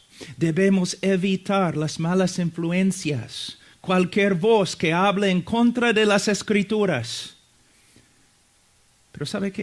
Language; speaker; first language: Spanish; non-native, fluent; English